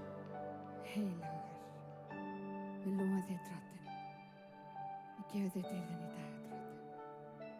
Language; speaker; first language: Icelandic; non-native, fluent; English